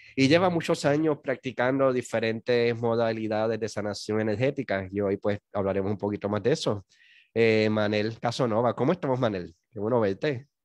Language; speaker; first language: Spanish; native; Spanish